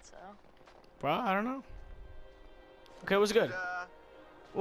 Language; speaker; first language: English; native; English